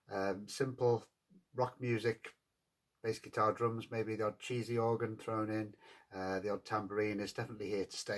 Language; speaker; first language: English; native; English